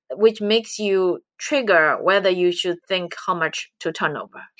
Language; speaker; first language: English; non-native, fluent; Chinese